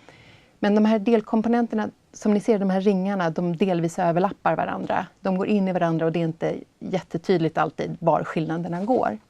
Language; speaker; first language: Swedish; native; Swedish